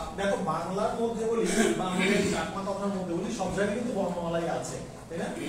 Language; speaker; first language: Bangla; non-native, local second language; Chakma